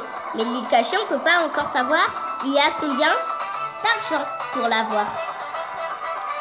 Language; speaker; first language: French; native; French